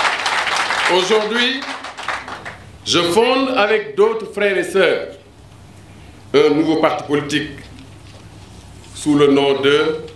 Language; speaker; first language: French; non-native, local second language; Wolof